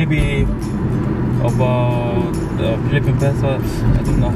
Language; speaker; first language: English; non-native, learner; Korean